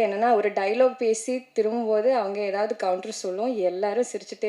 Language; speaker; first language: Tamil; non-native, learner; Malayalam